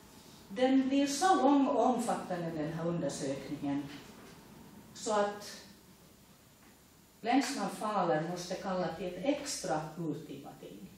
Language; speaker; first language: Swedish; native; Swedish